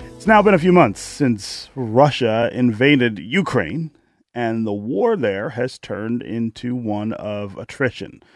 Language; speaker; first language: English; native; English